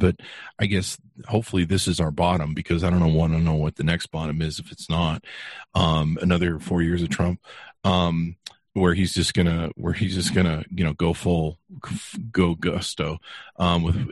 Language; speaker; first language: English; native; English